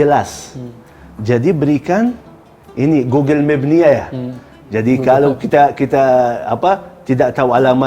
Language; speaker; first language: Indonesian; non-native, fluent; Arabic